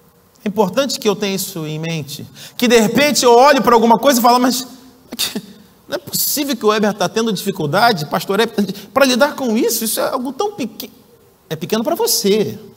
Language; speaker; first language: Portuguese; native; Portuguese